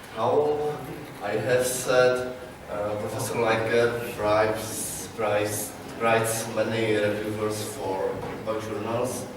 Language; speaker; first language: English; non-native, learner; Czech